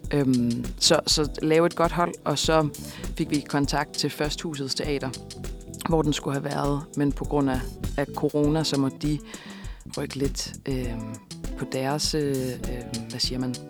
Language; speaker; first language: Danish; native; Danish